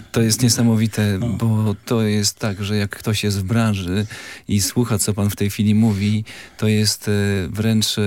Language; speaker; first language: Polish; native; Polish